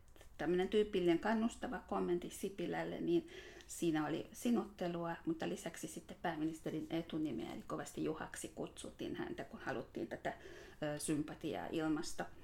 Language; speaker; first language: Finnish; non-native, fluent; Hungarian